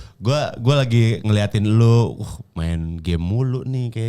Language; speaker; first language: Indonesian; native; Indonesian